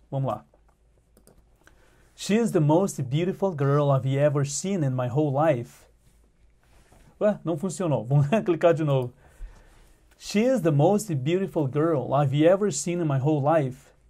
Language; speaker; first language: English; non-native, fluent; Portuguese